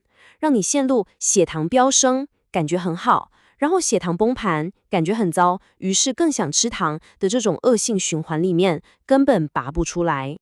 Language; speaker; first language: Chinese; native; Chinese